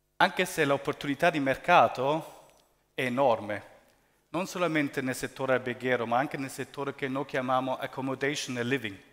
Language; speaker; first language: Italian; early bilingual, heritage; German